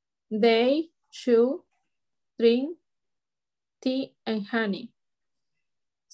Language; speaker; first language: English; non-native, learner; Spanish